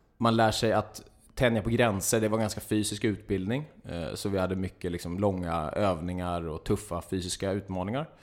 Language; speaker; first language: Swedish; native; Swedish